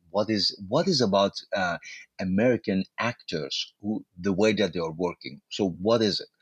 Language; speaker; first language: English; non-native, fluent; Persian